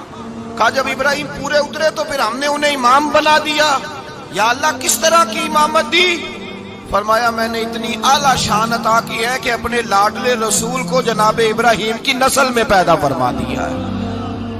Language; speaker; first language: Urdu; non-native, local second language; Punjabi